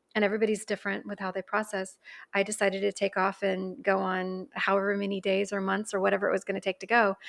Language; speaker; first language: English; native; English